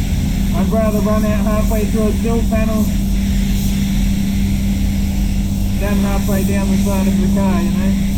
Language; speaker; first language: English; native; English